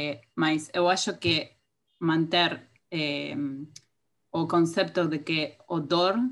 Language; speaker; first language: Portuguese; non-native, fluent; Spanish